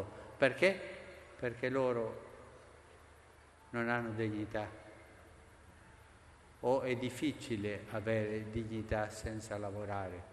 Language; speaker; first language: Italian; non-native, fluent; Spanish